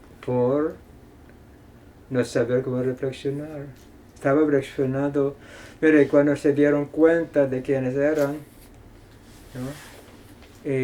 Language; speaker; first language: Spanish; non-native, fluent; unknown